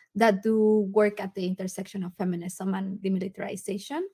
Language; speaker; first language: English; early bilingual, other home language; Spanish